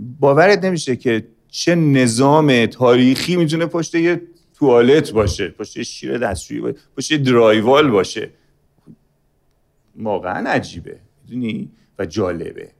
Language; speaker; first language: Persian; native; Persian